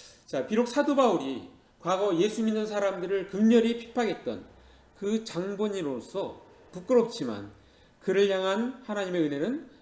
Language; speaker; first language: Korean; native; Korean